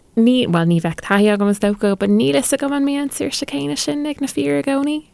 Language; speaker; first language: Irish; non-native, local second language; English